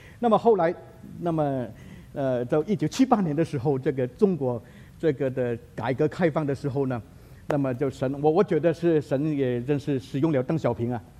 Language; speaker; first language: Chinese; native; Chinese